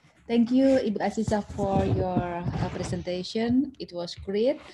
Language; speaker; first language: English; non-native, fluent; Indonesian